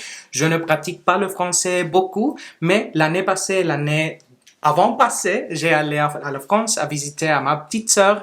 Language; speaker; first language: French; non-native, local second language; Spanish